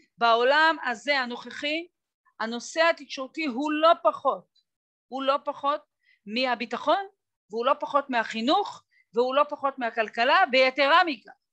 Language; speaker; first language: Hebrew; native; Hebrew